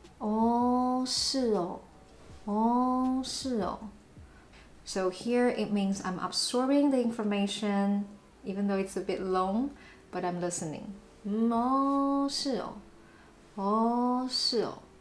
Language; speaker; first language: English; non-native, fluent; Chinese